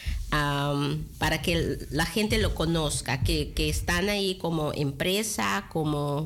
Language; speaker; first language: Spanish; non-native, fluent; Papiamento